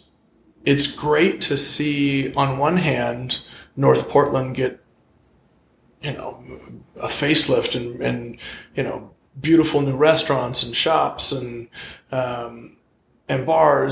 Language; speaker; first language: English; native; English